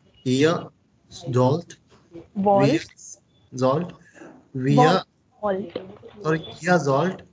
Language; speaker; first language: German; non-native, learner; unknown